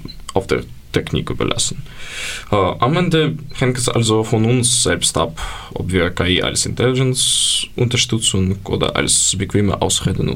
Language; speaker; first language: German; non-native, learner; Ukrainian